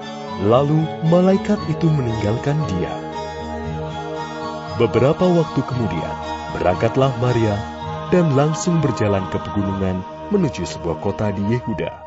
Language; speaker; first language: Indonesian; native; Indonesian